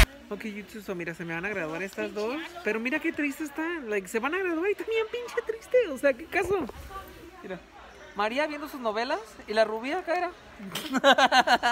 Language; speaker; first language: Spanish; early bilingual, heritage; Spanish